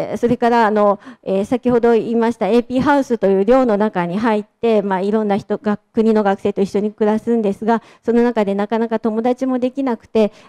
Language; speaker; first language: Japanese; native; Japanese